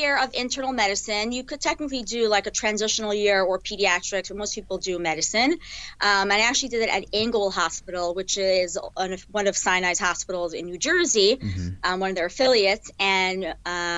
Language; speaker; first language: English; native; English